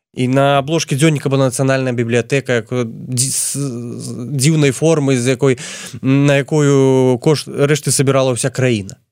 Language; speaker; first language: Belarusian; non-native, local second language; Russian